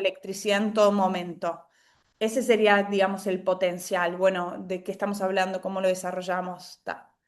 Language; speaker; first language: Spanish; native; Spanish